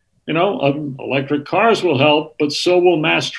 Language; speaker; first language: English; native; English